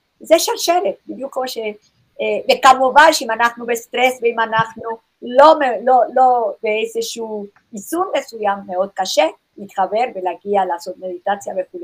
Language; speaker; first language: Hebrew; non-native, fluent; English